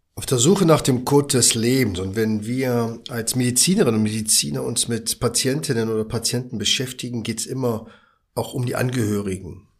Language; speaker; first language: German; early bilingual, other home language; Arabic